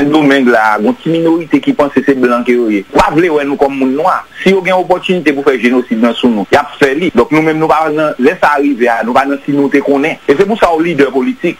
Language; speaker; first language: French; non-native, local second language; Haitian Creole